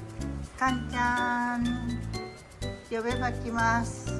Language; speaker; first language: Japanese; native; Japanese